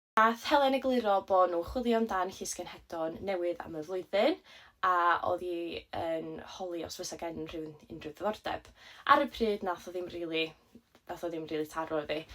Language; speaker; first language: Welsh; native; Welsh